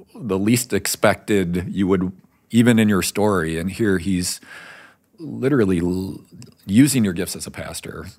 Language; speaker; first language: English; native; English